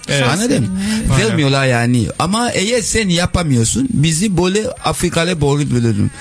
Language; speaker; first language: Turkish; non-native, learner; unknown